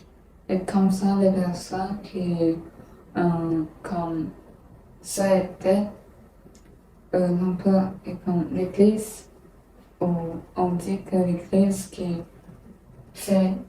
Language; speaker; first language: French; non-native, learner; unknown